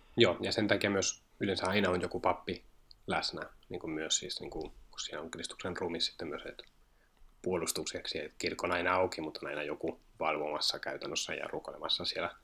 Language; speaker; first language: Finnish; non-native, fluent; Spanish